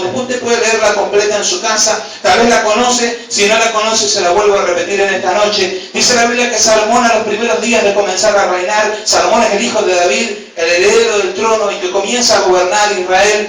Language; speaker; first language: Spanish; native; Spanish